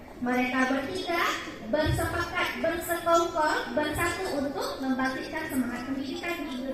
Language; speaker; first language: Indonesian; native; Indonesian